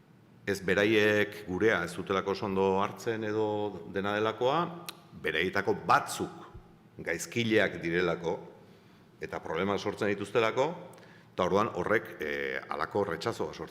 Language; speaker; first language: Basque; native; Basque